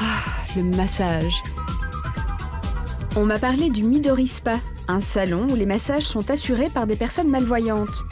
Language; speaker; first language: French; native; French